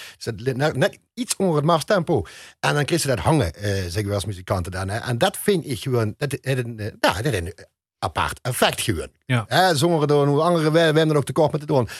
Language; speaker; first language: Dutch; native; Dutch